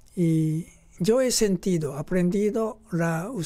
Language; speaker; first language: Spanish; non-native, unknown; Japanese